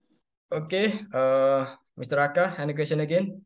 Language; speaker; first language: English; non-native, learner; Indonesian